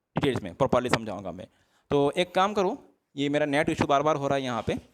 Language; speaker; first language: Hindi; non-native, local second language; Assamese